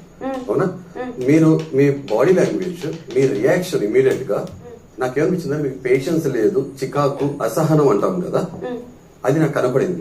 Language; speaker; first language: Telugu; native; Telugu